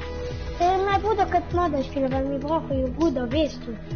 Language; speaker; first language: German; non-native, learner; Portuguese